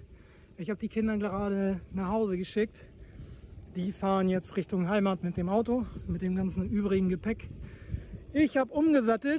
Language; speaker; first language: German; native; German